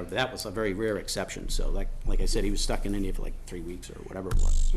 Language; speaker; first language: English; native; English